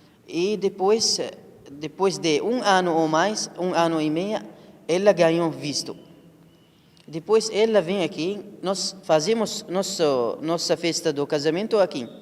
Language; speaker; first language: Portuguese; non-native, learner; Arabic